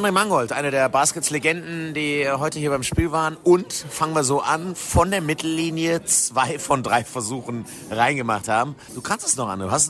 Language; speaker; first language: German; native; German